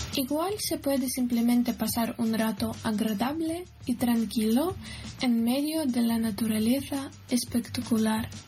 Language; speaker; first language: Spanish; non-native, fluent; Ukrainian